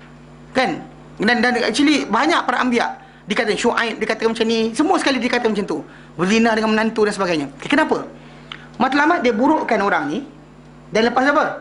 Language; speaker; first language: Malay; native; Malay